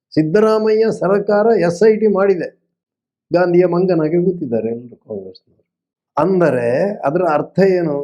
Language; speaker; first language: Kannada; non-native, local second language; Tulu